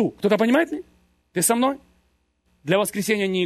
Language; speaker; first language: Russian; native; Russian